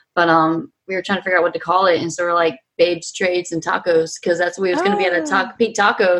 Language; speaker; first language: English; native; English